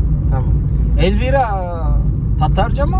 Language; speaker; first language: Turkish; non-native, local second language; Kazakh